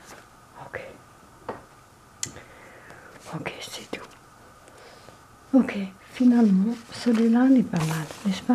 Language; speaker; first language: French; non-native, learner; Chinese